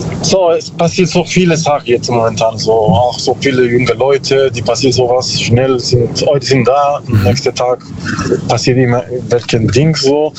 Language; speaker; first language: German; non-native, learner; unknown